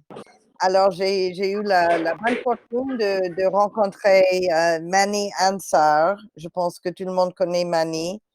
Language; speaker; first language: French; non-native, fluent; English